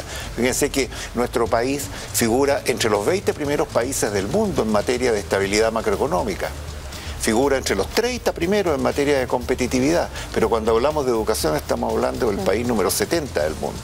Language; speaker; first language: Spanish; native; Spanish